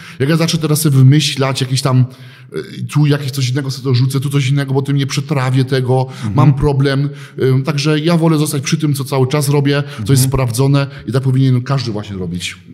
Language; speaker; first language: Polish; early bilingual, heritage; Polish